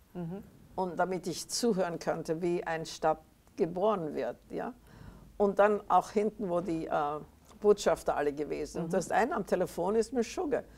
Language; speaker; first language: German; native; German